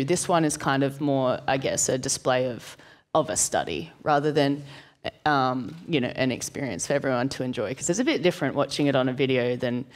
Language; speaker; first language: English; native; English